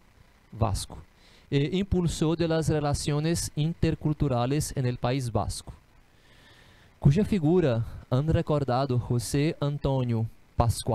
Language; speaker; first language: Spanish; non-native, fluent; Portuguese